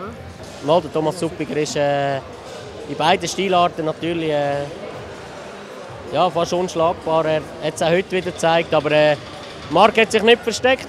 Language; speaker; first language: German; native; German